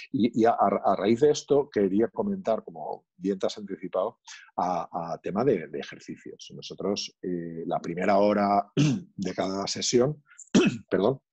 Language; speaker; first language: Spanish; non-native, local second language; Catalan